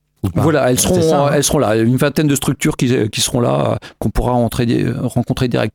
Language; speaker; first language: French; native; French